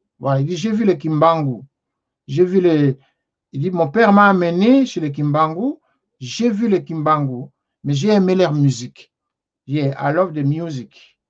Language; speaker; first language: French; non-native, local second language; Lingala